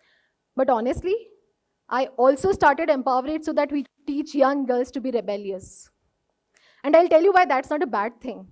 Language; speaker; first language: English; non-native, local second language; Hindi